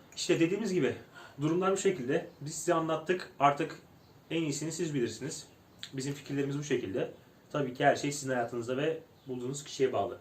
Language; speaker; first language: Turkish; native; Turkish